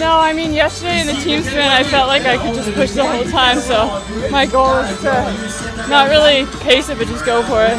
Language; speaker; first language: English; native; English